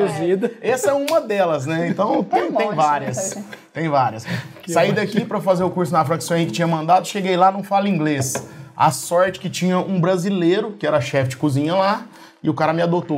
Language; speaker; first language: Portuguese; native; Portuguese